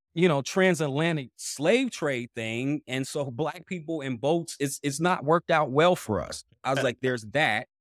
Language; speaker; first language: English; native; English